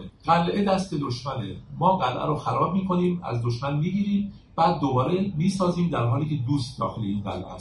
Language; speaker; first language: Persian; native; Persian